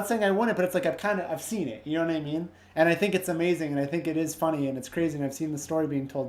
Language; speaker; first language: English; native; English